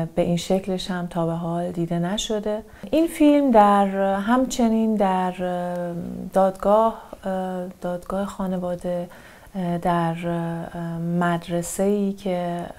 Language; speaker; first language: Persian; native; Persian